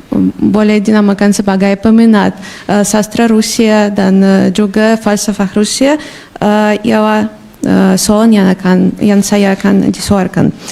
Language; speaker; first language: Indonesian; non-native, fluent; Russian